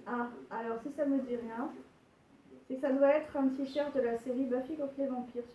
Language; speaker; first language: French; native; French